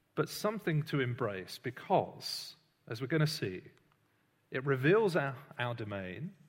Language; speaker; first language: English; native; English